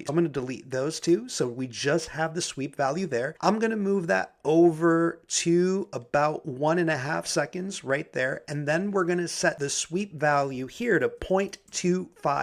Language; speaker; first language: English; native; English